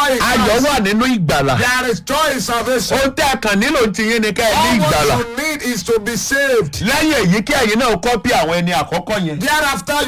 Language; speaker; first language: English; non-native, local second language; Yoruba